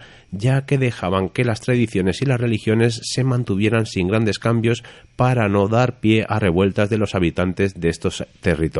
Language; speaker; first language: Spanish; native; Spanish